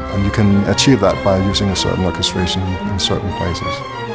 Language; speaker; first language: English; non-native, fluent; Danish